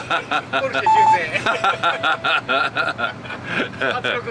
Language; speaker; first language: Japanese; native; Japanese